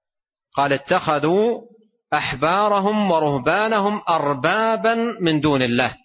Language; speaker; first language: Arabic; native; Arabic